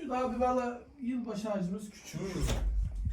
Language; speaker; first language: Turkish; native; Turkish